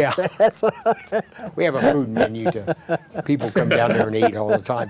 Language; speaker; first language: English; native; English